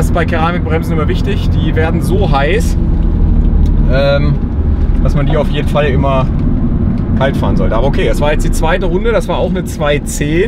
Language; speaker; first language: German; native; German